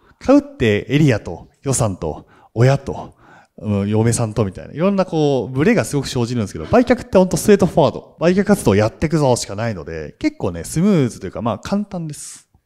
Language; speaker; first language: Japanese; native; Japanese